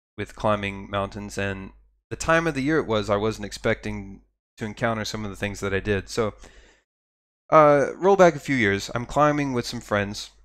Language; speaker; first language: English; native; English